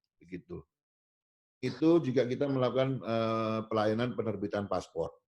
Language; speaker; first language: Indonesian; native; Indonesian